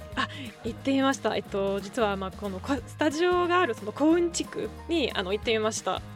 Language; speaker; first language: Japanese; non-native, fluent; French